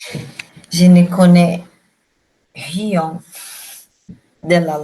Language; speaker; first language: French; non-native, learner; Portuguese